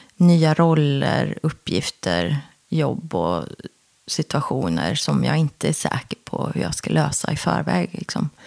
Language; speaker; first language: Swedish; early bilingual, other home language; Korean